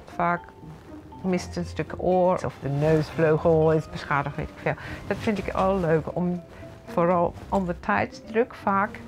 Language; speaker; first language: Dutch; non-native, fluent; English